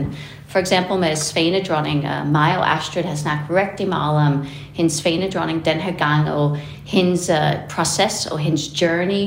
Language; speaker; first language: Danish; non-native, fluent; English